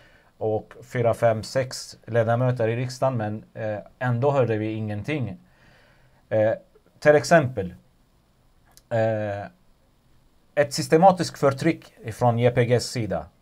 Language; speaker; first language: Swedish; non-native, fluent; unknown